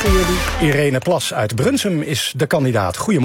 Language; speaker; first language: Dutch; native; Dutch